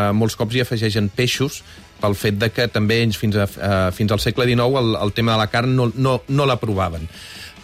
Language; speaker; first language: Catalan; native; Catalan